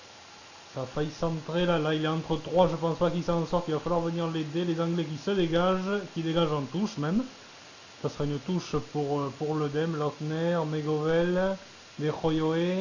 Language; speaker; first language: French; native; French